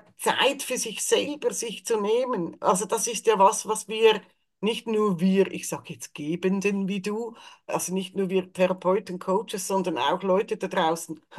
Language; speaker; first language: German; native; German